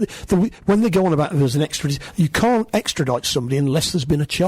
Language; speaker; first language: English; native; English